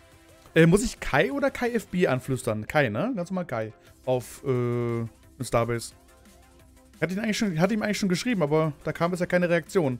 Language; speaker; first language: German; native; German